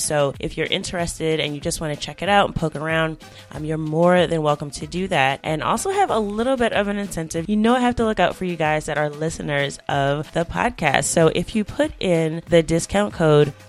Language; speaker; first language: English; native; English